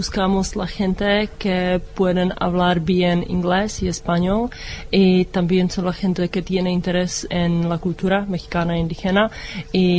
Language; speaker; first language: Spanish; non-native, learner; Czech